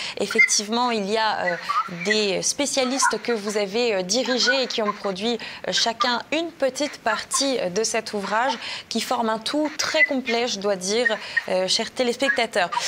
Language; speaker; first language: French; native; French